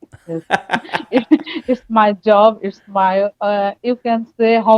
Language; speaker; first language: English; non-native, learner; Bangla